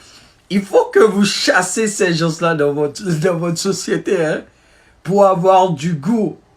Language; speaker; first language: French; non-native, local second language; Haitian Creole